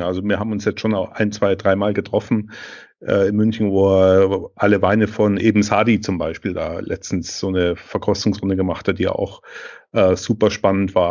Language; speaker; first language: German; native; German